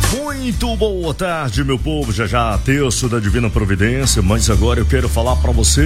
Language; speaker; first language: Portuguese; native; Portuguese